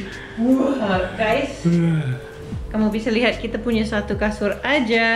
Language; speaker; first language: Indonesian; non-native, learner; English